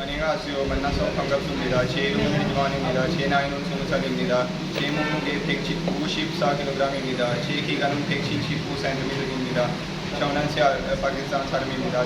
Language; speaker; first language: Korean; non-native, learner; Urdu